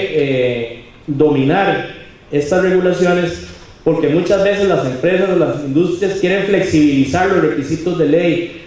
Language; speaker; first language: Spanish; native; Spanish